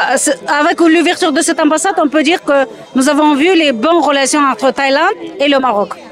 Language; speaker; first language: French; non-native, fluent; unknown